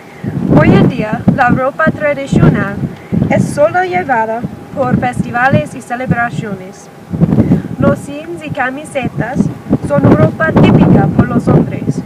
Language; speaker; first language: Spanish; non-native, learner; English